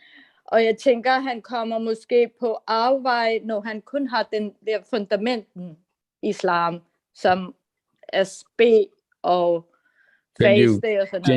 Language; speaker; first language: Danish; non-native, fluent; Urdu